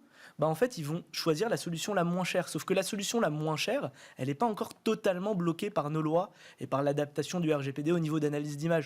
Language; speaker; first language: French; native; French